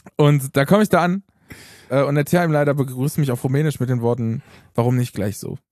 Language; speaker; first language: German; early bilingual, other home language; Romanian